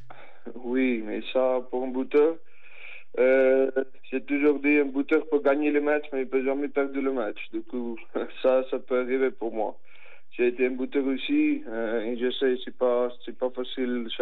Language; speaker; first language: French; non-native, fluent; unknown